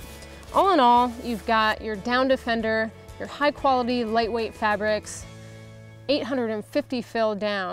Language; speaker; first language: English; native; English